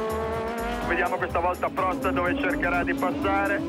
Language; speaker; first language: Italian; native; Italian